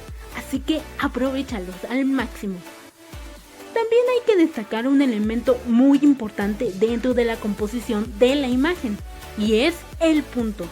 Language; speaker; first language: Spanish; native; Spanish